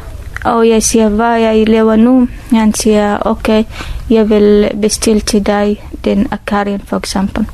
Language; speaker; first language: Danish; non-native, learner; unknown